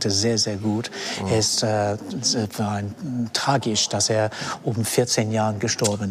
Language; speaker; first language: German; non-native, fluent; English